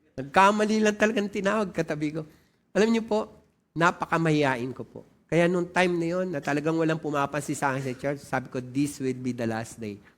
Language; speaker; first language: Filipino; non-native, local second language; Waray